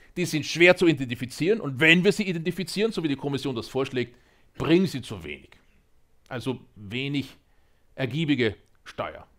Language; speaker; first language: German; native; German